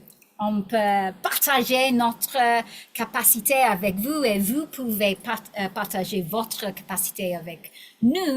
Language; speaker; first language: French; non-native, learner; English